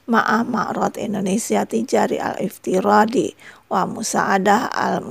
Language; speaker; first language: Arabic; non-native, fluent; Indonesian